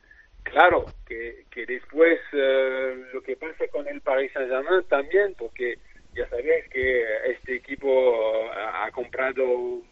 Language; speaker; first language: Spanish; non-native, fluent; French